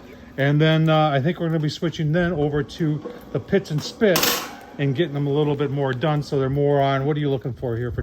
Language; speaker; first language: English; native; English